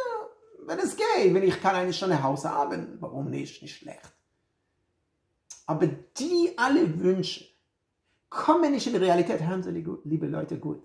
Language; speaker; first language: German; non-native, fluent; Hebrew